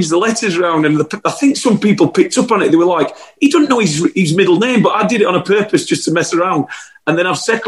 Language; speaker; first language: English; native; English